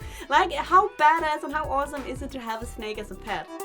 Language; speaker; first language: English; non-native, fluent; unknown